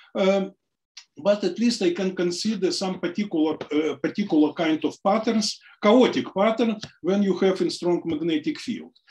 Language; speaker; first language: English; non-native, fluent; Russian